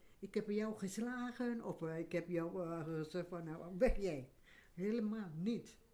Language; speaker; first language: Dutch; non-native, learner; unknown